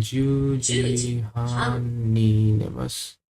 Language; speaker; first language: Japanese; non-native, learner; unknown